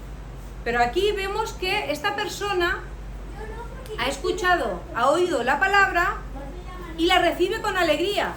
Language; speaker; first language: Spanish; native; Spanish